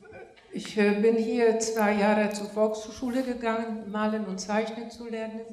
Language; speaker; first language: German; non-native, fluent; Polish